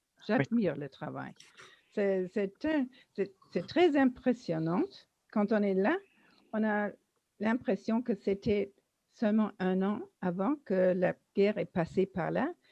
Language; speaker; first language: French; non-native, learner; German